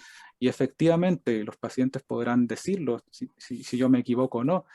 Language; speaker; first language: Spanish; native; Spanish